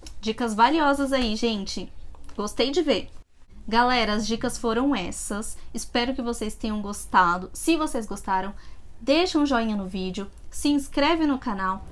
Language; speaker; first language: Portuguese; native; Portuguese